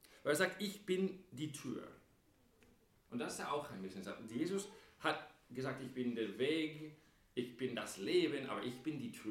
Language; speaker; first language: German; non-native, fluent; English